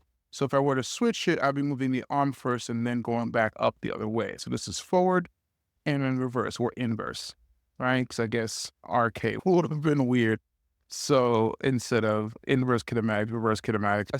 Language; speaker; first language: English; native; English